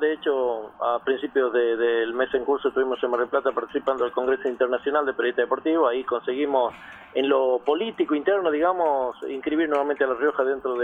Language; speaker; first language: Spanish; native; Spanish